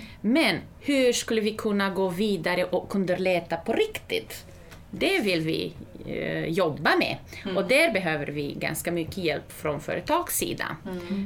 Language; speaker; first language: Swedish; non-native, fluent; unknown